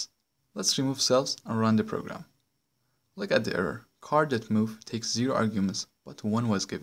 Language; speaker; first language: English; non-native, fluent; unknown